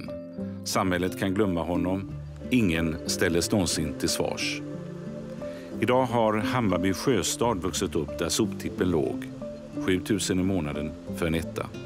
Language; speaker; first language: Swedish; native; Swedish